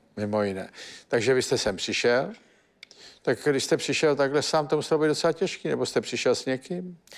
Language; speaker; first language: Czech; native; Czech